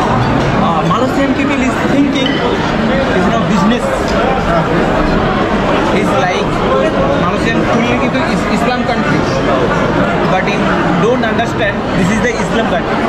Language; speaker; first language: English; non-native, learner; Bangla